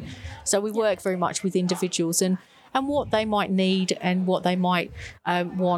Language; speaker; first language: English; native; English